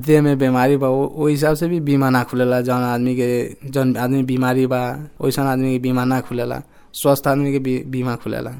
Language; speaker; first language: Bhojpuri; native; Bhojpuri